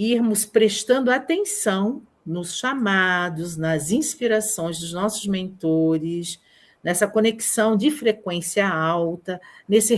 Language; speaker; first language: Portuguese; native; Portuguese